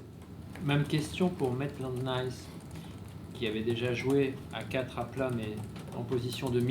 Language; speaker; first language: French; native; French